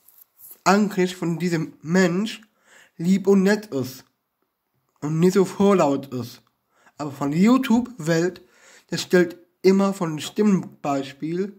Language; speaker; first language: German; non-native, learner; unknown